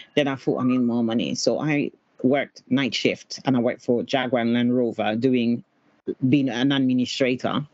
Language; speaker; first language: English; non-native, fluent; French